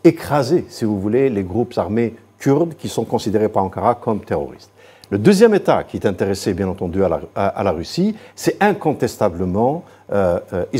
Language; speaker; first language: French; non-native, local second language; Arabic